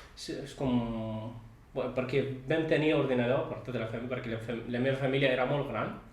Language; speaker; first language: Catalan; non-native, fluent; Arabic